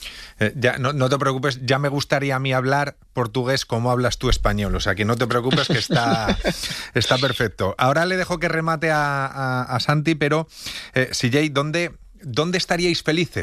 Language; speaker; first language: Spanish; native; Spanish